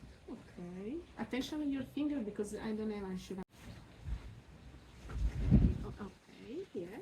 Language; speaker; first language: English; non-native, learner; Italian